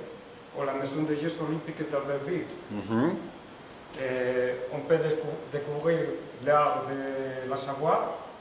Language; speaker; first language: French; non-native, learner; Spanish